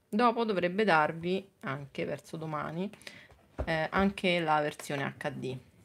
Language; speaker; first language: Italian; native; Italian